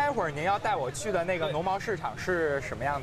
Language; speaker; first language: Chinese; native; Chinese